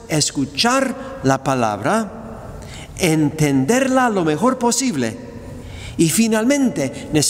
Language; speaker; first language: Spanish; non-native, fluent; English